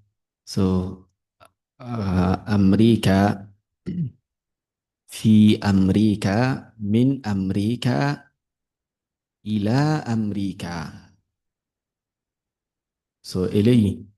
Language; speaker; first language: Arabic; non-native, fluent; Yoruba